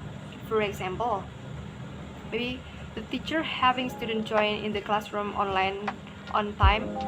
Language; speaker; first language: English; non-native, learner; Indonesian